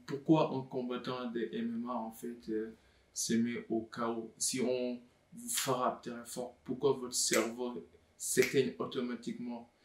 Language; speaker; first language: French; non-native, local second language; Wolof